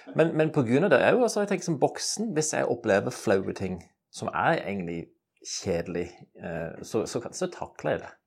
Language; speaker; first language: Norwegian; non-native, fluent; English